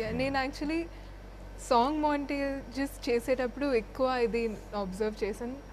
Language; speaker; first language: Telugu; non-native, fluent; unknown